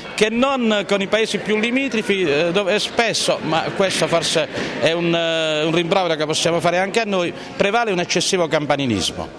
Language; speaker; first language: Italian; native; Italian